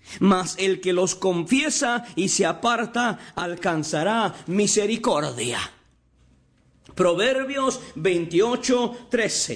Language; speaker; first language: Spanish; native; Spanish